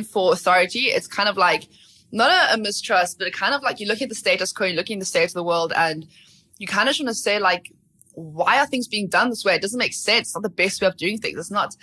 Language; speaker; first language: English; native; English